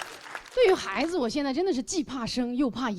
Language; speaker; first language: Chinese; native; Chinese